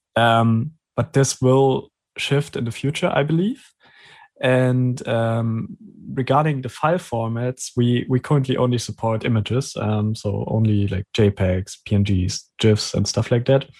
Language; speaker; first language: English; non-native, fluent; German